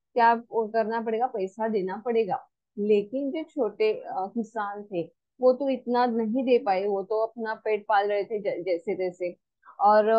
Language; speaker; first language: Hindi; non-native, local second language; Marathi